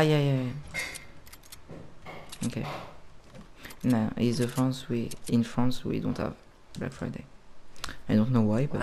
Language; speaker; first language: English; non-native, learner; French